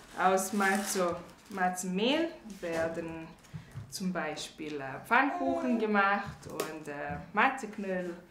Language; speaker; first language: German; non-native, fluent; Serbian